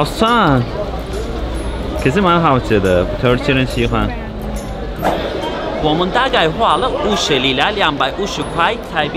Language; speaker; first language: Chinese; non-native, learner; Turkish